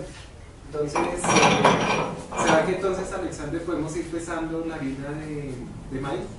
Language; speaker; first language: Spanish; native; Spanish